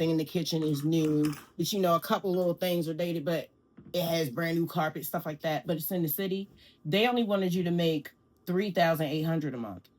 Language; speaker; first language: English; native; English